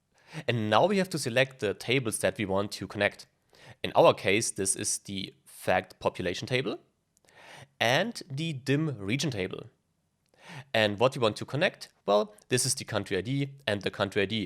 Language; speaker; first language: English; non-native, fluent; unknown